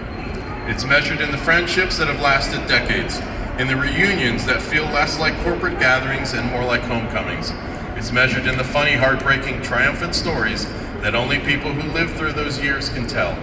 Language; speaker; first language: English; native; English